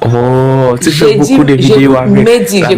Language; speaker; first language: French; non-native, learner; Haitian Creole